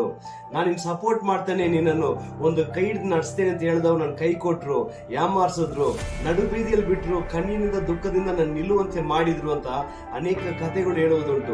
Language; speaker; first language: Kannada; native; Kannada